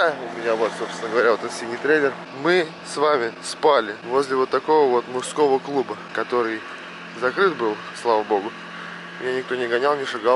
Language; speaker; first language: Russian; native; Russian